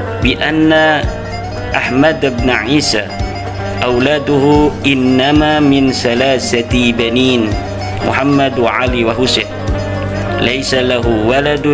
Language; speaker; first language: Arabic; non-native, fluent; Indonesian